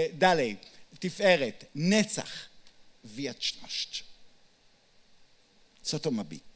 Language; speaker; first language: Polish; non-native, learner; Hebrew